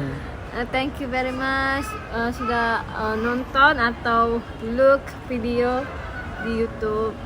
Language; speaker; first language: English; non-native, learner; Indonesian